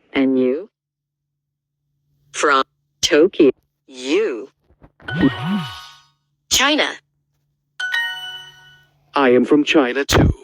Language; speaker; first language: English; non-native, learner; Turkish